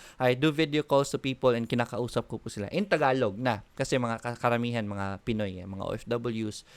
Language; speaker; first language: Filipino; non-native, local second language; Cebuano